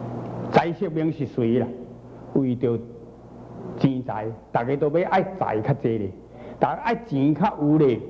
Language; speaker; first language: Chinese; native; Chinese